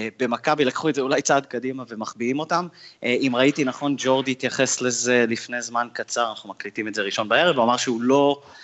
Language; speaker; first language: Hebrew; native; Hebrew